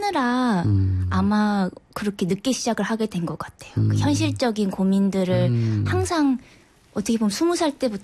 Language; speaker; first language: Korean; native; Korean